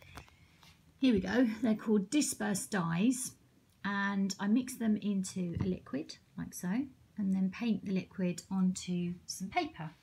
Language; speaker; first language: English; native; English